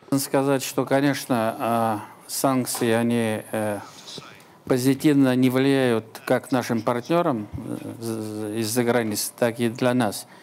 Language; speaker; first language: Russian; non-native, local second language; Tatar